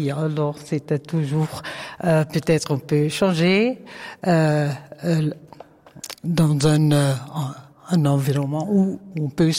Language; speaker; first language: French; non-native, learner; Dutch